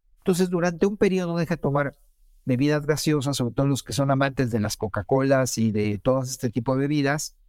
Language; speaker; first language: Spanish; native; Spanish